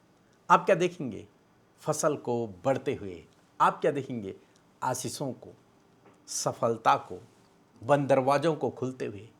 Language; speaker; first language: Hindi; native; Hindi